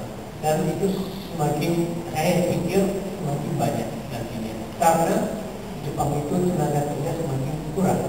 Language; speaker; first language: Indonesian; non-native, fluent; Japanese